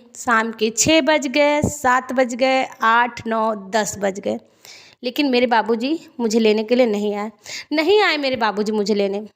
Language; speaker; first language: Hindi; native; Hindi